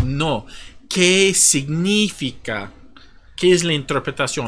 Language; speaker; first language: Spanish; non-native, fluent; English